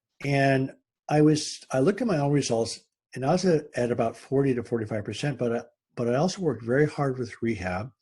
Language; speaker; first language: English; native; English